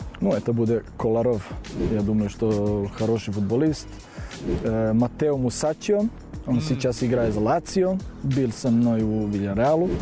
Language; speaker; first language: Russian; non-native, learner; Serbian